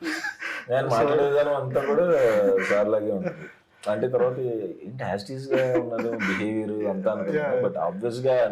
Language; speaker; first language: Telugu; native; Telugu